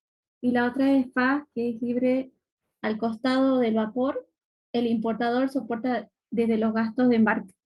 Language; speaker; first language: Spanish; native; Spanish